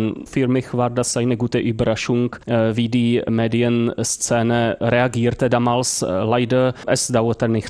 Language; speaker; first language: German; non-native, fluent; Czech